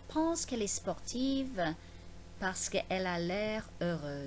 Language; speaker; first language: French; non-native, fluent; English